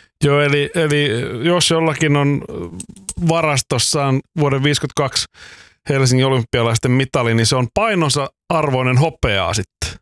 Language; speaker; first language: Finnish; native; Finnish